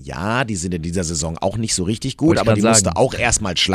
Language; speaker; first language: German; native; German